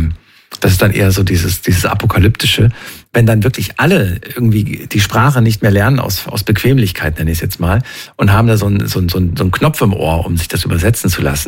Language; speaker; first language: German; native; German